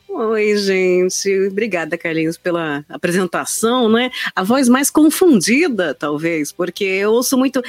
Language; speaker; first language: Portuguese; native; Portuguese